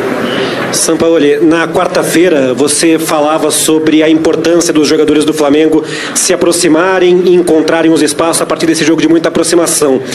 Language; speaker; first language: Portuguese; native; Portuguese